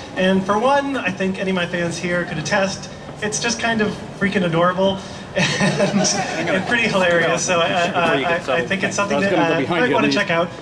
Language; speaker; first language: English; native; English